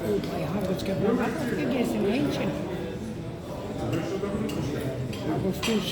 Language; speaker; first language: German; non-native, learner; Russian